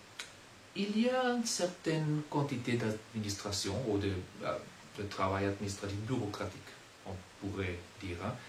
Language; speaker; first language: French; non-native, fluent; German